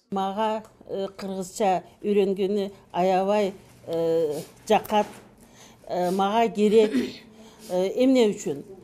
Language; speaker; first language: Kyrgyz; non-native, local second language; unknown